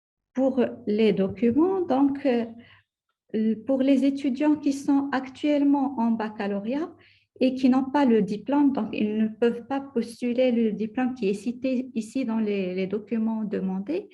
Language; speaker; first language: French; non-native, local second language; Arabic